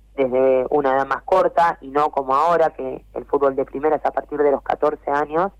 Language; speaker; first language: Spanish; native; Spanish